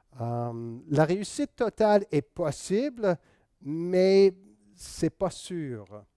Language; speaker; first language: French; non-native, local second language; English